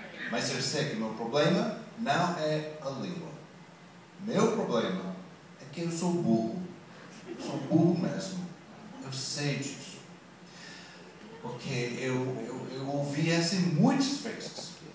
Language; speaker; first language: Portuguese; non-native, fluent; English